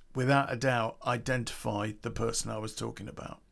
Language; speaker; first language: English; native; English